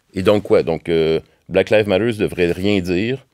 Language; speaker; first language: French; native; French